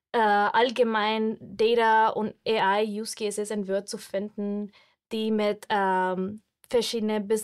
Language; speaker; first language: German; non-native, fluent; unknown